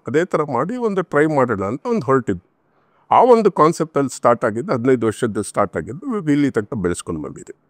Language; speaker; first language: Kannada; non-native, local second language; Tamil